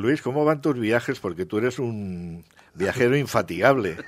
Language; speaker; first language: Spanish; native; Spanish